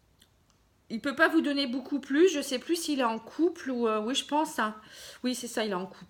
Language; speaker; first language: French; native; French